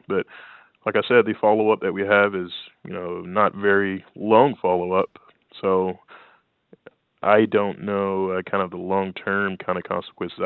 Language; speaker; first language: English; native; English